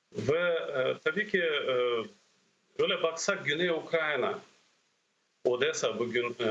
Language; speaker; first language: Turkish; non-native, fluent; Ukrainian